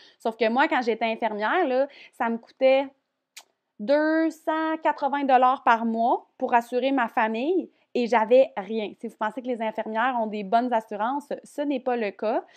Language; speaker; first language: French; native; French